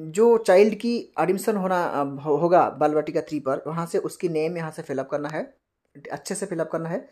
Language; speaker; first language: Hindi; non-native, local second language; Bangla